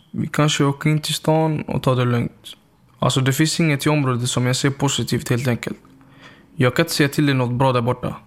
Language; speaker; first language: Swedish; early bilingual, other home language; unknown